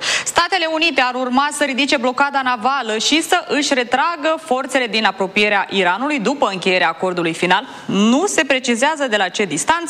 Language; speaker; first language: Romanian; native; Romanian